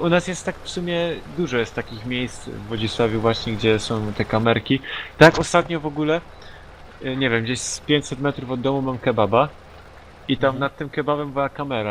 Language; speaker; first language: Polish; native; Polish